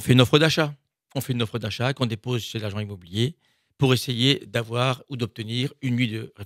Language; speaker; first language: French; native; French